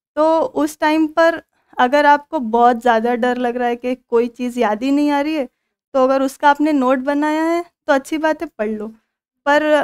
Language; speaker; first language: Hindi; non-native, local second language; Marathi